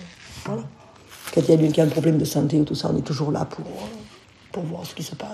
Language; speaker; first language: French; native; French